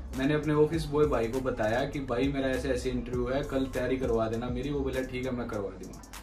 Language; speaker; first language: Hindi; native; Hindi